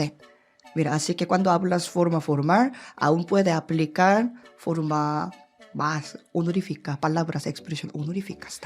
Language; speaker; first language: Spanish; non-native, learner; Korean